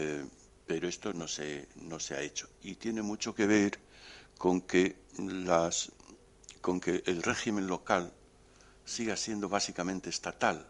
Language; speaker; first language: Spanish; native; Spanish